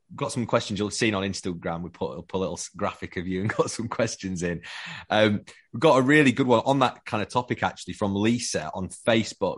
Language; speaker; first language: English; native; English